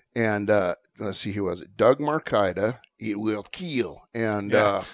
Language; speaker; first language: English; native; English